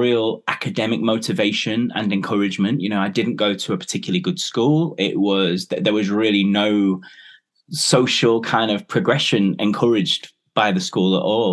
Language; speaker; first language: English; native; English